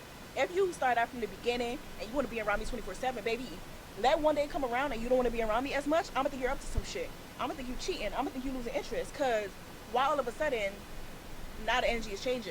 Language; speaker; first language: English; native; English